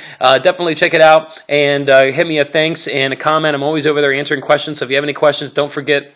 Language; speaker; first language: English; native; English